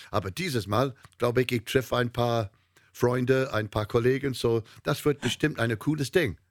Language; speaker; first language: German; non-native, learner; English